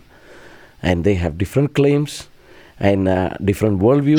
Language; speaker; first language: English; non-native, local second language; Malayalam